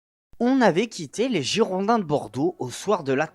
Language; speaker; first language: French; native; French